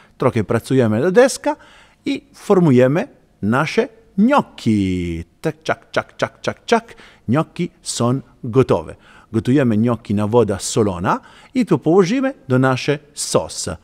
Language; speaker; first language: Polish; non-native, learner; Italian